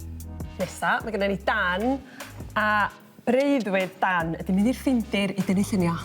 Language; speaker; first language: Welsh; native; Welsh